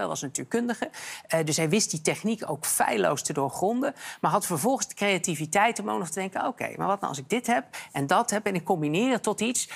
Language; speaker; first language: Dutch; native; Dutch